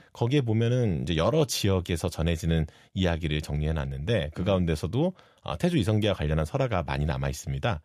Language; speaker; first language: Korean; native; Korean